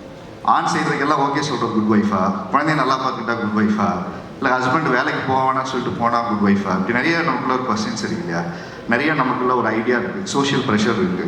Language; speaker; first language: Tamil; native; Tamil